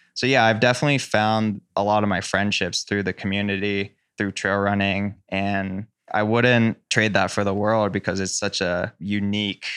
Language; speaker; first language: English; early bilingual, other home language; Cantonese